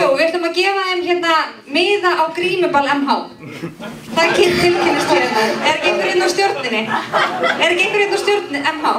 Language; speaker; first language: Icelandic; native; Icelandic